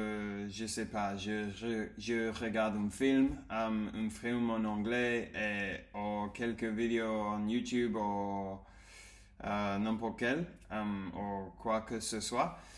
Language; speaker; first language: French; non-native, learner; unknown